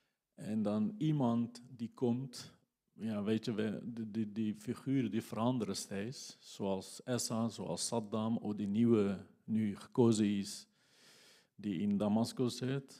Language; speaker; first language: Dutch; non-native, fluent; Kurdish